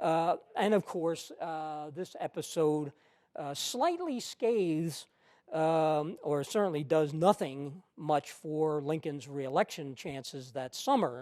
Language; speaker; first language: English; native; English